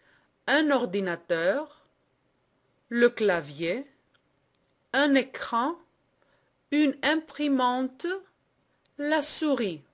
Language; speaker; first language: French; non-native, fluent; Greek